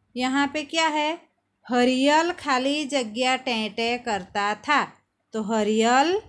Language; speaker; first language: Hindi; non-native, local second language; Gujarati